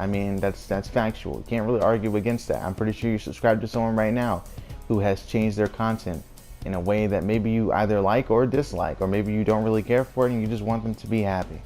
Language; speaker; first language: English; native; English